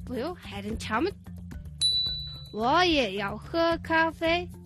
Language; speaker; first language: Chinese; non-native, fluent; Mongolian